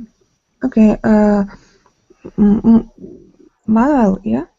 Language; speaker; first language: English; non-native, learner; Ukrainian